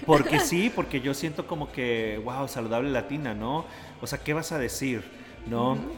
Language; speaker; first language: Spanish; early bilingual, heritage; Spanish